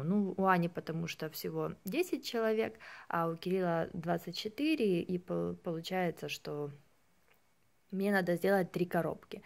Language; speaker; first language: Russian; native; Russian